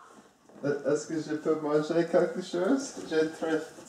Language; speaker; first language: French; non-native, learner; English